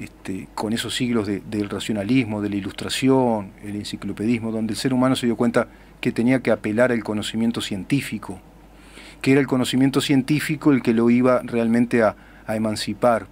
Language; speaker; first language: Spanish; native; Spanish